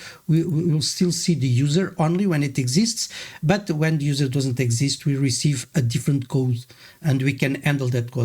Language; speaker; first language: English; non-native, fluent; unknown